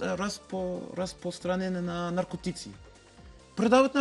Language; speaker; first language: Bulgarian; non-native, learner; English